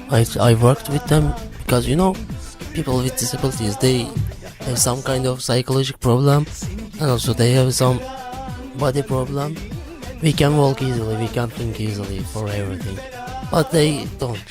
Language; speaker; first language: English; non-native, learner; Turkish